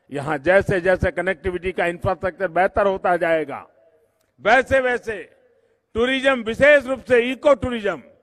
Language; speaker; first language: Hindi; non-native, local second language; Gujarati